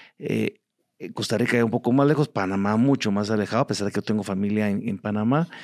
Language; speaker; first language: Spanish; native; Spanish